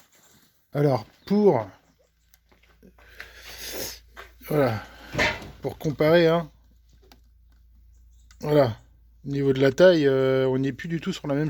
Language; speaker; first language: French; native; French